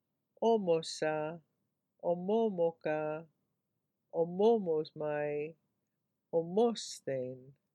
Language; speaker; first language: Greek; non-native, fluent; English